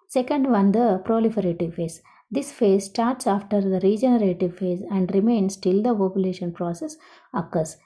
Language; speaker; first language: English; non-native, local second language; Telugu